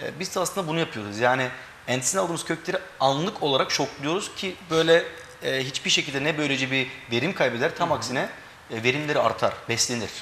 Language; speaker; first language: Turkish; early bilingual, heritage; Turkish